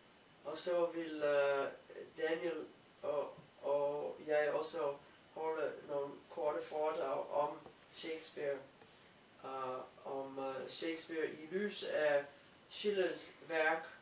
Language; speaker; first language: Danish; non-native, fluent; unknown